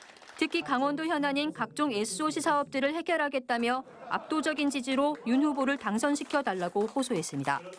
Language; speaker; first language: Korean; native; Korean